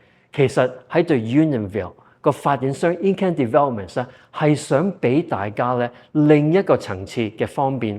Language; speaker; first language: Cantonese; native; Cantonese